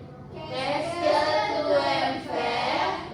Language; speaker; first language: French; non-native, learner; Indonesian